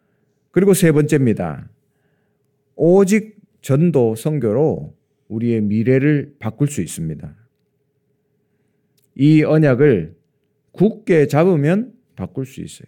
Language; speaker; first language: Korean; native; Korean